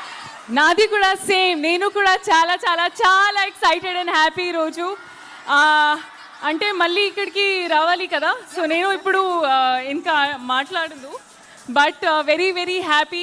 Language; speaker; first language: Telugu; non-native, local second language; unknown